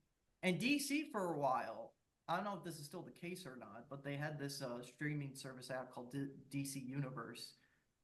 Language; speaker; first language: English; native; English